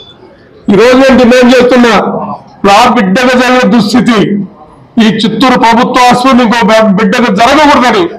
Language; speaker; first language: Telugu; native; Telugu